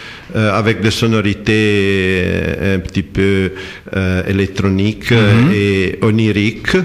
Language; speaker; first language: French; non-native, fluent; Italian